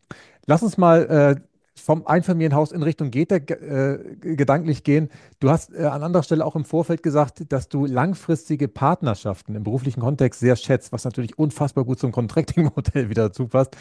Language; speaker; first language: German; native; German